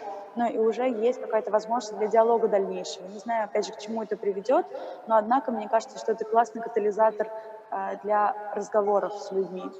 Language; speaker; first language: Russian; native; Russian